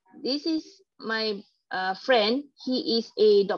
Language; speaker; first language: English; non-native, learner; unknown